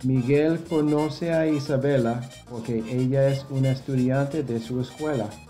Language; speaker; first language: Spanish; non-native, fluent; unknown